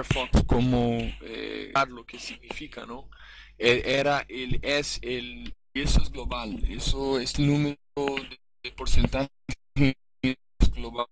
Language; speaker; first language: Spanish; non-native, fluent; Portuguese